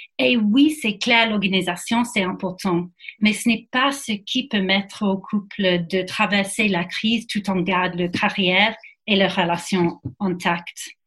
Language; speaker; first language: French; non-native, fluent; English